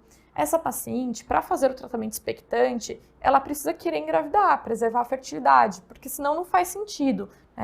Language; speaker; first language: Portuguese; native; Portuguese